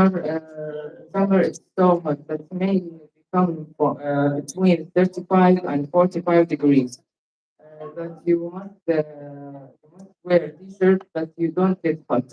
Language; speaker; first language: English; non-native, learner; Arabic